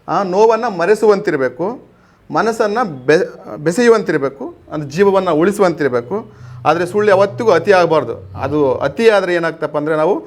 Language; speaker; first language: Kannada; native; Kannada